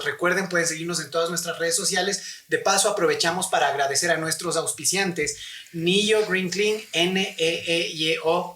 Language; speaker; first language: Spanish; native; Spanish